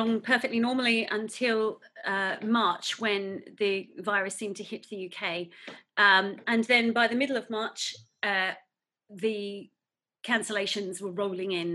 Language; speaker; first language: English; native; English